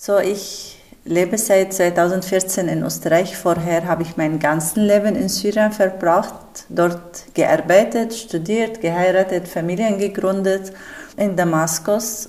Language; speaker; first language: German; non-native, fluent; Arabic